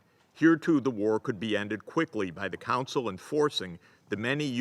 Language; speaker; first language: English; native; English